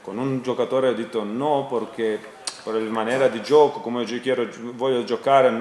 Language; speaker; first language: Italian; non-native, learner; Croatian